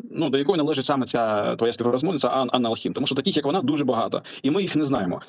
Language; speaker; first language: Ukrainian; non-native, local second language; Russian